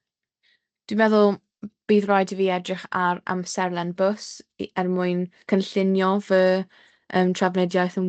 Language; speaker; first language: Welsh; non-native, local second language; English